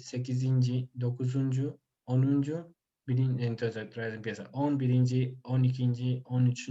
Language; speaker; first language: Turkish; non-native, fluent; Spanish